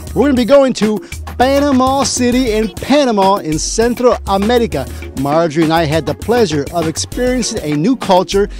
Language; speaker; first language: English; early bilingual, other home language; Spanish